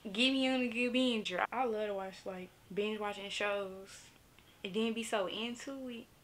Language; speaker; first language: English; native; English